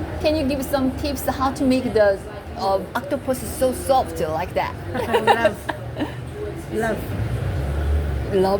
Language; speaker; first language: English; non-native, learner; Korean